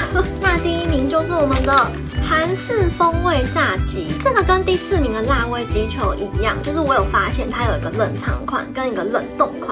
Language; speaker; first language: Chinese; native; Chinese